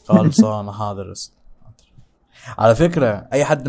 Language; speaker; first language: Arabic; native; Arabic